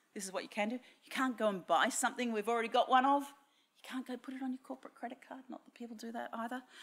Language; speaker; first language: English; native; English